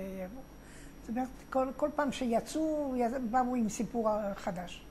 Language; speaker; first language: Hebrew; non-native, fluent; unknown